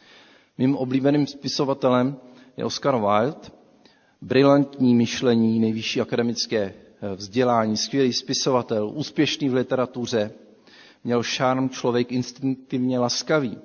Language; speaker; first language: Czech; native; Czech